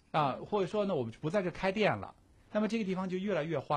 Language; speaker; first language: Chinese; native; Chinese